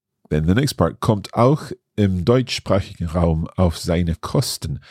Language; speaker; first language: German; non-native, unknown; English